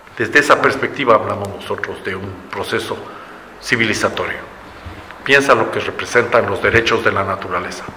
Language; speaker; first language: Spanish; native; Spanish